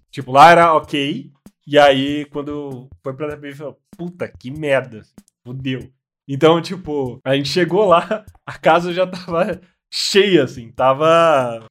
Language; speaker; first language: Portuguese; native; Portuguese